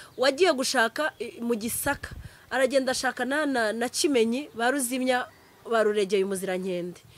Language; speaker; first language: Kinyarwanda; early bilingual, heritage; Kinyarwanda